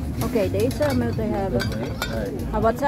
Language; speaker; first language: Dutch; non-native, learner; Indonesian